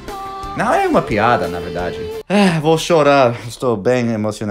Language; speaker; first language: Portuguese; non-native, fluent; English